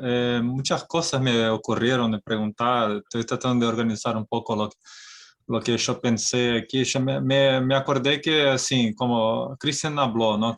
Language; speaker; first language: Spanish; non-native, fluent; Portuguese